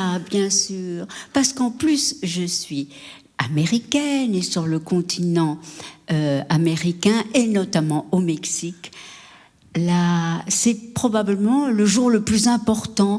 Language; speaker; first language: French; native; French